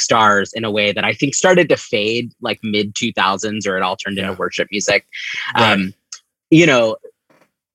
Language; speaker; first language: English; native; English